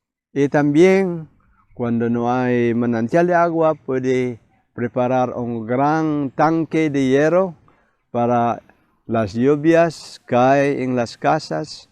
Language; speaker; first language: Spanish; non-native, fluent; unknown